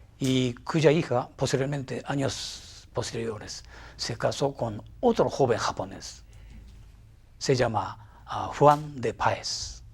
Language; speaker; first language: Spanish; non-native, fluent; Japanese